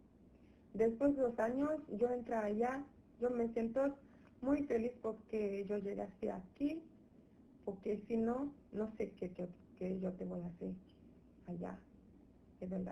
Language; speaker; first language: Spanish; non-native, learner; Haitian Creole